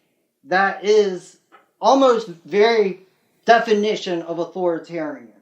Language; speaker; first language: English; native; English